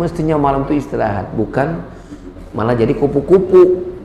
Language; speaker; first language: Indonesian; native; Indonesian